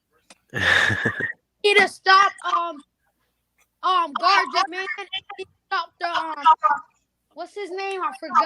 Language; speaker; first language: English; native; English